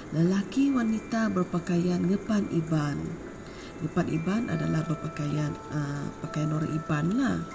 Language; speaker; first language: Malay; non-native, local second language; Iban